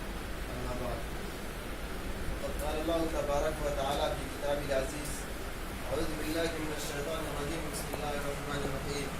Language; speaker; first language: Arabic; non-native, learner; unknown